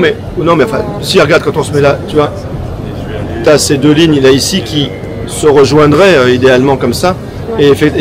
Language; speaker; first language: French; native; French